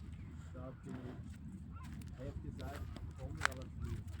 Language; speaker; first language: Dutch; non-native, learner; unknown